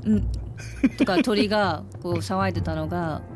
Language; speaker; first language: Japanese; non-native, fluent; English